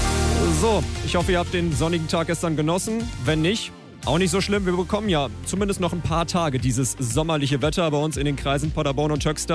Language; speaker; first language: German; native; German